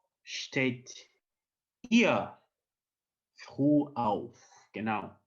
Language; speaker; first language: German; non-native, learner; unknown